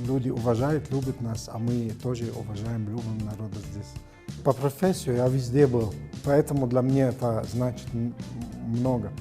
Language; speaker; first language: Russian; non-native, learner; Arabic